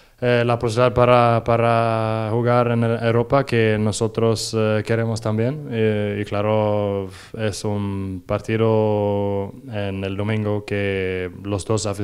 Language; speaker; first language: Spanish; non-native, learner; Norwegian